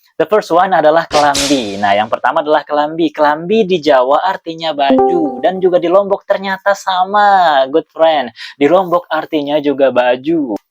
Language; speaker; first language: Indonesian; non-native, local second language; Sasak